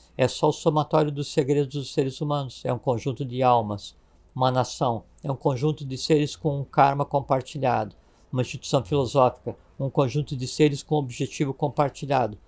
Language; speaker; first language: Portuguese; native; Portuguese